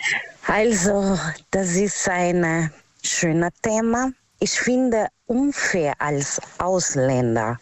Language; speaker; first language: German; non-native, learner; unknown